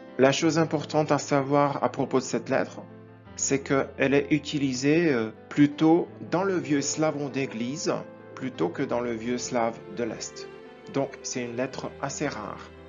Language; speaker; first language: French; non-native, fluent; Ukrainian